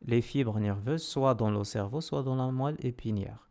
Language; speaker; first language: French; non-native, local second language; Arabic